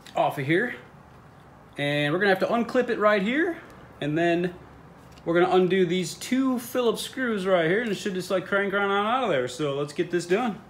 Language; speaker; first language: English; native; English